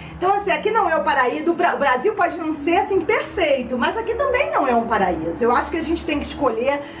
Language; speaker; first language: Portuguese; native; Portuguese